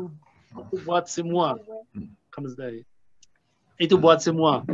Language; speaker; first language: Indonesian; non-native, fluent; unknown